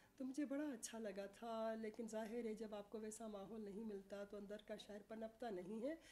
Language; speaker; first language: Urdu; non-native, local second language; Sindhi